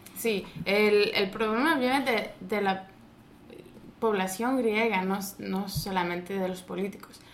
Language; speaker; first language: Spanish; non-native, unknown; Greek